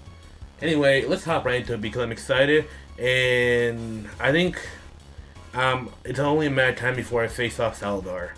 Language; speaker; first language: English; native; English